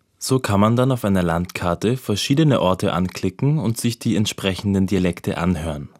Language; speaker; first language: German; native; German